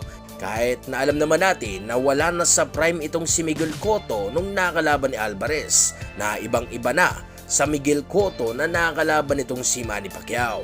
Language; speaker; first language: Filipino; non-native, local second language; Cebuano